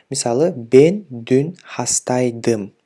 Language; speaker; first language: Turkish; non-native, fluent; Kyrgyz